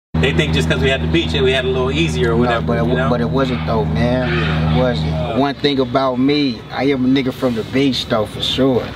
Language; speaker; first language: English; native; English